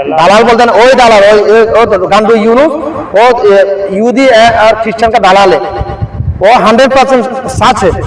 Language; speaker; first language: Hindi; non-native, fluent; Bangla